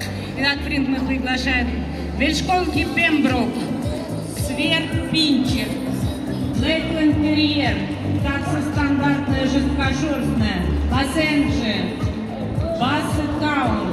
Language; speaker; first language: Russian; native; Russian